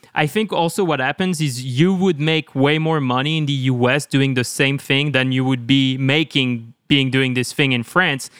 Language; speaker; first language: English; non-native, fluent; French